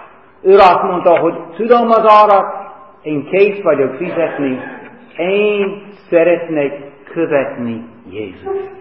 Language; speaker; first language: Hungarian; non-native, fluent; English